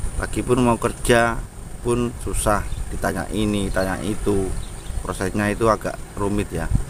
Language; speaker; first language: Indonesian; non-native, local second language; Javanese